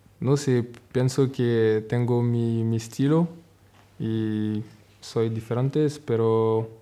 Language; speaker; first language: Spanish; non-native, learner; French